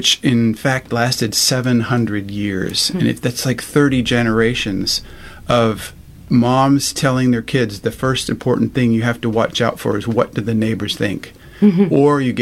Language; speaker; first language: English; native; English